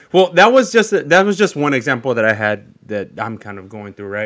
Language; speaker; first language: English; early bilingual, other home language; Spanish